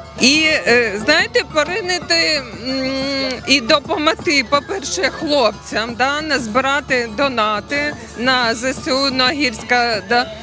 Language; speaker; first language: Ukrainian; non-native, local second language; Russian